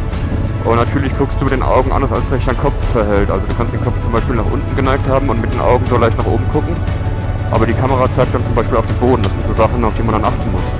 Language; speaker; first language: German; native; German